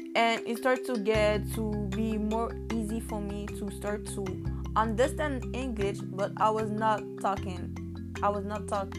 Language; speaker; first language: English; non-native, learner; Haitian Creole